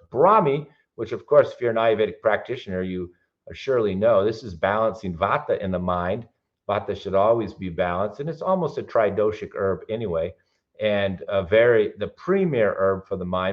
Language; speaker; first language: English; native; English